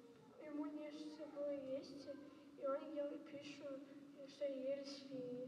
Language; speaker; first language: Russian; non-native, local second language; Belarusian